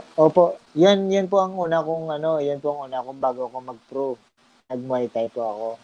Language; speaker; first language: Filipino; native; Filipino